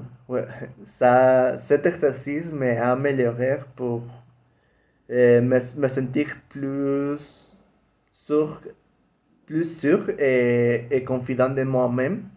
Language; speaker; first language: French; non-native, learner; Spanish